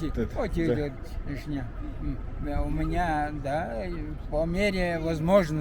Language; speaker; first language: Russian; non-native, fluent; Mongolian